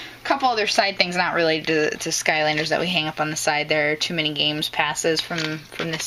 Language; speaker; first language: English; native; English